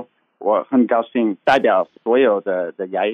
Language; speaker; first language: Chinese; non-native, learner; English